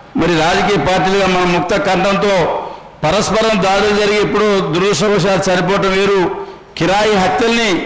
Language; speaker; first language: Telugu; native; Telugu